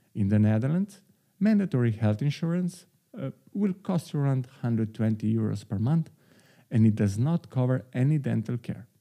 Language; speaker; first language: English; non-native, fluent; Slovenian